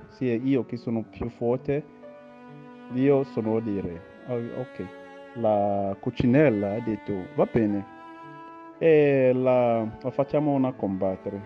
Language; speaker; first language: Italian; non-native, learner; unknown